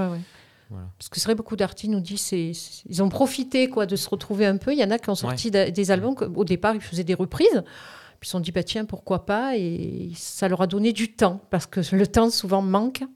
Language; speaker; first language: French; native; French